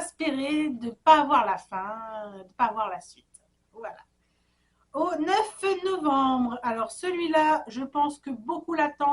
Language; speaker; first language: French; native; French